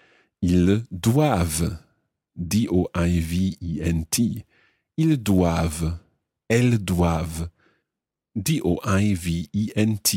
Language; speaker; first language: French; non-native, fluent; English